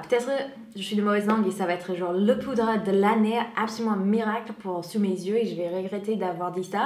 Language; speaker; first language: French; non-native, fluent; English